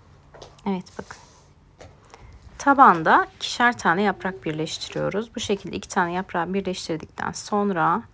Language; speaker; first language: Turkish; native; Turkish